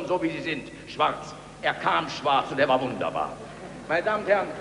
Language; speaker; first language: German; native; German